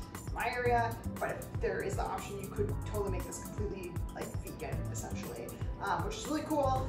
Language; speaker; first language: English; native; English